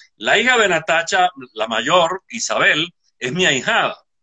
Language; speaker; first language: Spanish; native; Spanish